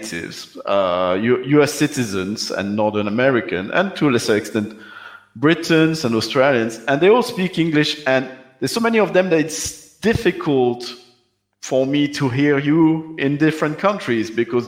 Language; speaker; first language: English; non-native, fluent; French